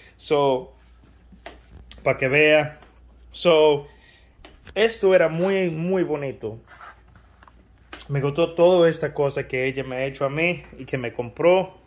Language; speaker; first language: Spanish; early bilingual, heritage; Spanish